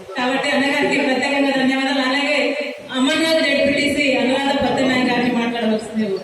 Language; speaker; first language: Telugu; native; Telugu